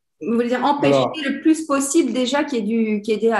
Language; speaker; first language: French; native; French